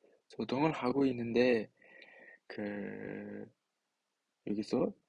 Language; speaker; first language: Korean; non-native, fluent; Uzbek